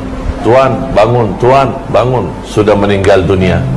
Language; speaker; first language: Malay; non-native, fluent; Arabic